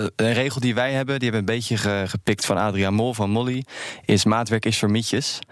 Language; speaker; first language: Dutch; native; Dutch